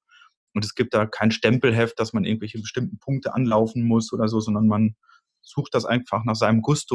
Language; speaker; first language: German; native; German